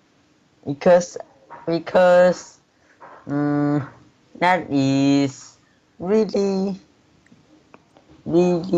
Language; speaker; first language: English; non-native, learner; Chinese